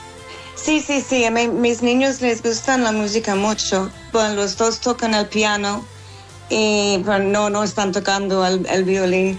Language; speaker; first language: Spanish; non-native, learner; English